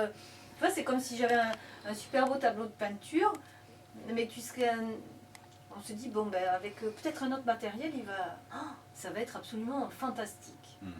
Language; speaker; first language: French; native; French